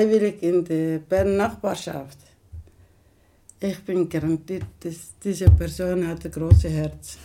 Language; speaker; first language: German; non-native, learner; Somali